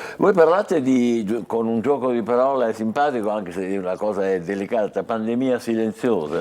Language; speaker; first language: Italian; native; Italian